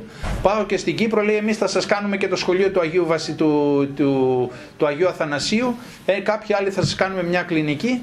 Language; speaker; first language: Greek; native; Greek